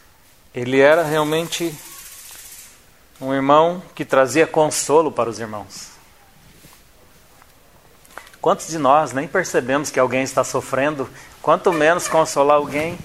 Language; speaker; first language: Portuguese; native; Portuguese